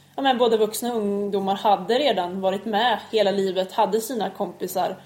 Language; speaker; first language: Swedish; native; Swedish